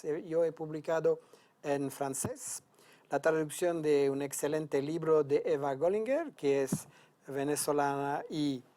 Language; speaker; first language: Spanish; non-native, fluent; French